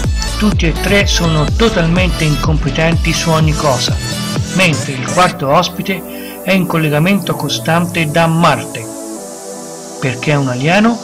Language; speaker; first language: Italian; native; Italian